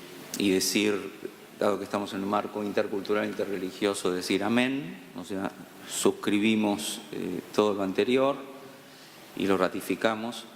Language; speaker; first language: Spanish; native; Spanish